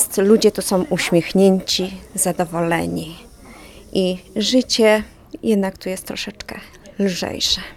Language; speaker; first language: Polish; native; Polish